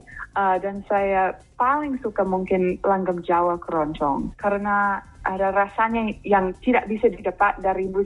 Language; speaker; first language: Indonesian; non-native, fluent; English